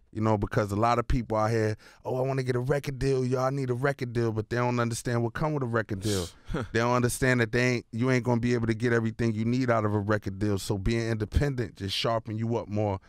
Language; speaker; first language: English; native; English